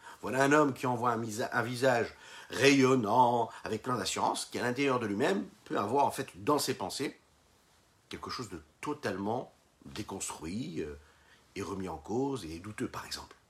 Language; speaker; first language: French; native; French